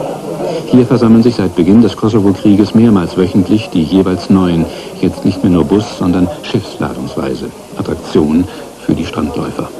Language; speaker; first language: German; native; German